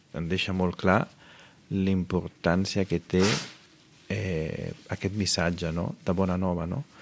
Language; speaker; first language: Catalan; non-native, fluent; Italian